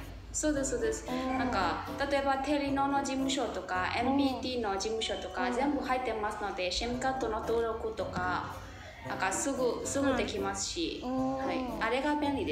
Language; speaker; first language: Japanese; non-native, fluent; Burmese